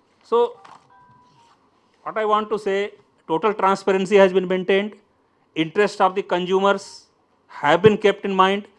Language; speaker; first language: English; non-native, local second language; Telugu